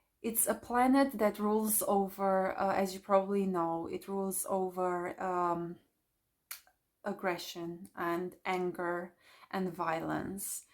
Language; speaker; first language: English; non-native, fluent; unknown